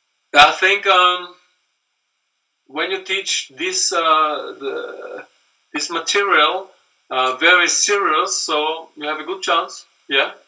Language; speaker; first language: English; non-native, learner; German